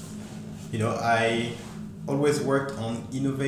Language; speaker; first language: English; non-native, fluent; French